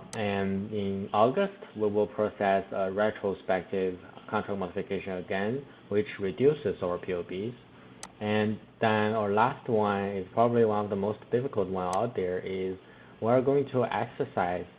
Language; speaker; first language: English; non-native, fluent; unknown